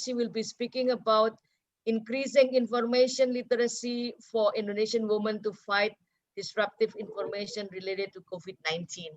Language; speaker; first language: English; non-native, fluent; Indonesian